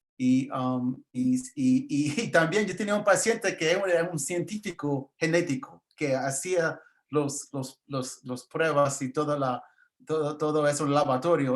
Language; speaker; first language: Spanish; early bilingual, heritage; English